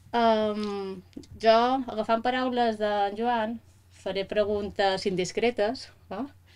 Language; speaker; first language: Catalan; native; Catalan